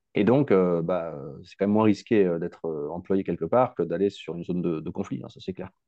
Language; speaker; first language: French; native; French